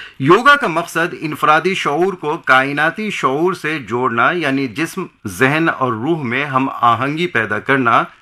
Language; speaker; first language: Urdu; native; Urdu